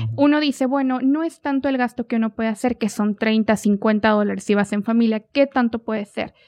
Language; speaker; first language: Spanish; native; Spanish